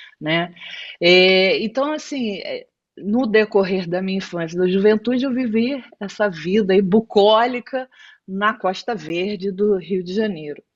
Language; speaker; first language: Portuguese; native; Portuguese